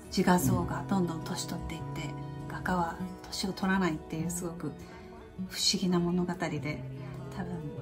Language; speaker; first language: Japanese; native; Japanese